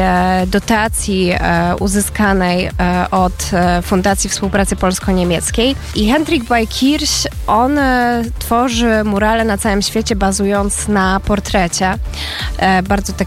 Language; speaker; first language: Polish; native; Polish